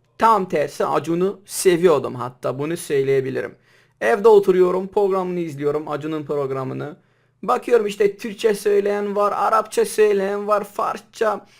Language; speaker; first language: Turkish; non-native, local second language; Kurdish